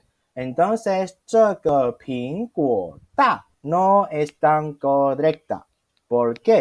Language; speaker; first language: Spanish; non-native, fluent; Chinese